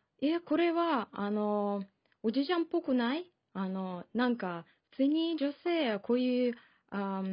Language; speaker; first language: Japanese; non-native, fluent; Russian